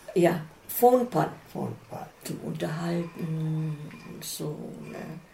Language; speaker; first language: German; non-native, fluent; Filipino